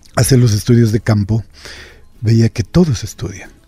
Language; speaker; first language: Spanish; native; Spanish